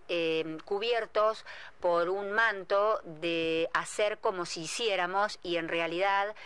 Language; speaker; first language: Spanish; native; Spanish